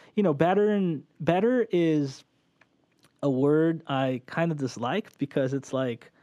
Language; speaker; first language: English; early bilingual, other home language; Portuguese